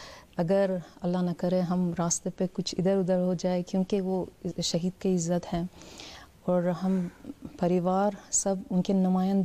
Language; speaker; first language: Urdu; non-native, fluent; Persian